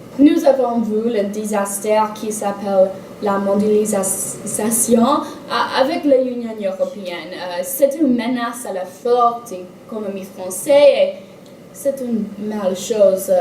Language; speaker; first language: French; non-native, learner; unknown